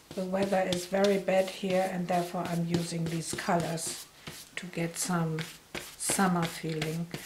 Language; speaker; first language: English; non-native, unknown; German